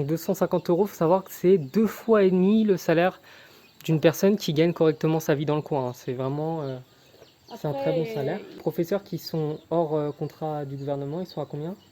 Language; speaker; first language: French; native; French